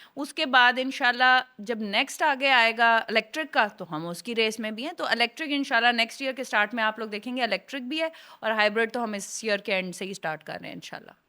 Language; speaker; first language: Urdu; non-native, local second language; Saraiki